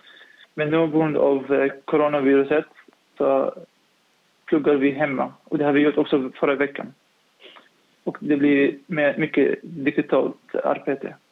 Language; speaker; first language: Swedish; non-native, fluent; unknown